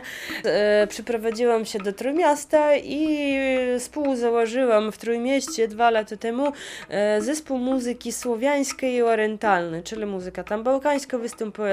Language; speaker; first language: Polish; non-native, fluent; Russian